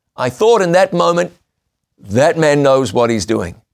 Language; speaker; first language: English; native; English